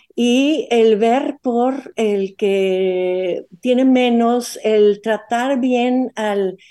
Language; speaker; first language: Spanish; native; Spanish